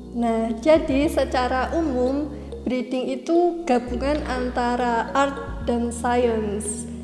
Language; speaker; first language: Indonesian; native; Indonesian